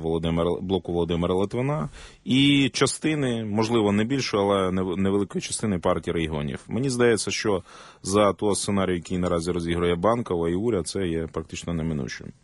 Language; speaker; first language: Ukrainian; native; Ukrainian